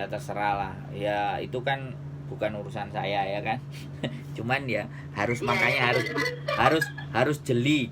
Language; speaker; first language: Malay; non-native, local second language; Javanese